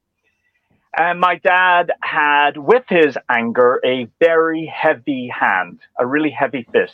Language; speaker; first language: English; native; English